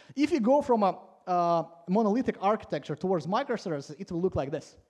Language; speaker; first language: English; non-native, fluent; Latvian